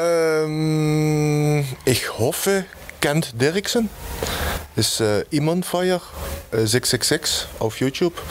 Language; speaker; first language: German; non-native, learner; Dutch